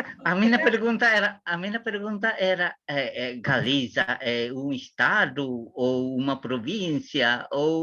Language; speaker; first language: Portuguese; non-native, learner; Tetum